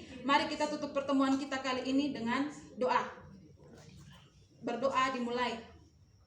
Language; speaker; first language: Indonesian; native; Indonesian